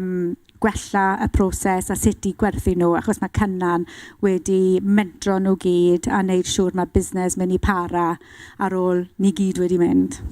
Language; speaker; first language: Welsh; non-native, local second language; English